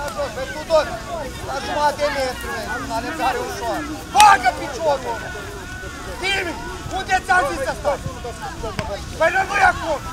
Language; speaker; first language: Romanian; native; Romanian